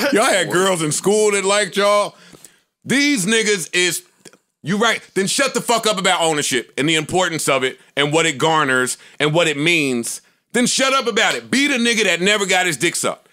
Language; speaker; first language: English; native; English